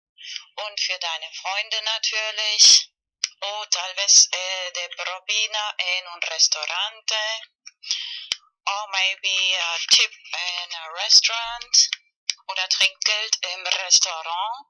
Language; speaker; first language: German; non-native, fluent; Spanish